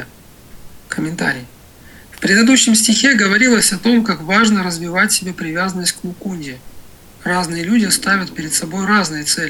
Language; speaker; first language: Russian; native; Russian